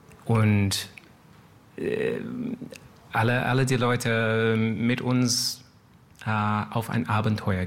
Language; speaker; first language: German; non-native, learner; English